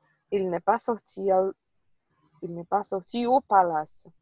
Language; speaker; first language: French; non-native, learner; Portuguese